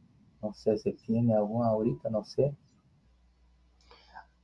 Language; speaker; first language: Spanish; non-native, fluent; Portuguese